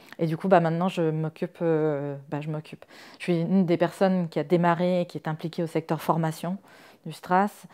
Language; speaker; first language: French; native; French